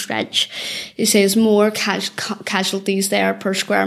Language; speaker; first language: English; native; English